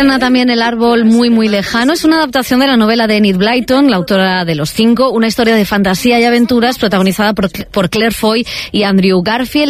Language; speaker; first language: Spanish; native; Spanish